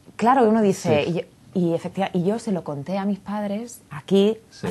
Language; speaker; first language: Spanish; native; Spanish